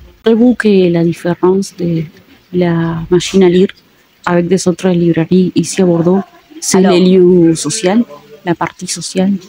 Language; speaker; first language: French; non-native, learner; Spanish